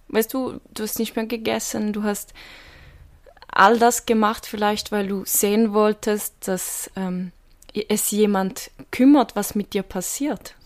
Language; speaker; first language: German; native; German